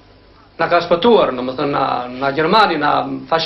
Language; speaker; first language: Albanian; native; Albanian